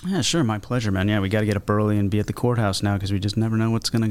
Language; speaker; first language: English; native; English